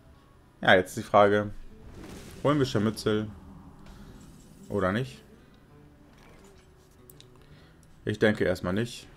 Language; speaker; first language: German; native; German